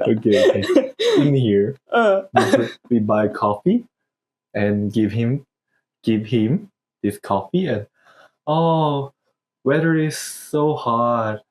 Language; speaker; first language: English; non-native, learner; Korean